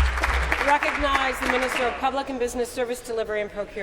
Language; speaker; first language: English; native; English